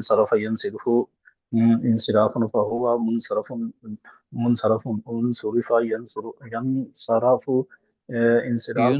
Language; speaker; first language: Arabic; non-native, learner; Urdu